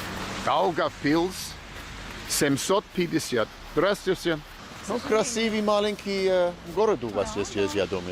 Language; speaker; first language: Russian; non-native, learner; English